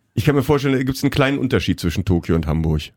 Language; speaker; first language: German; native; German